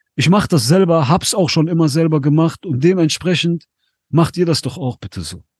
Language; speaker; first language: German; native; German